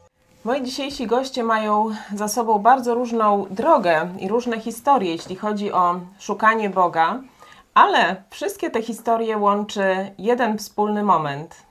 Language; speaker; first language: Polish; native; Polish